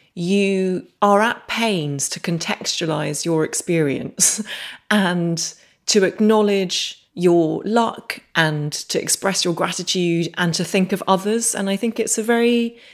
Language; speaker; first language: English; native; English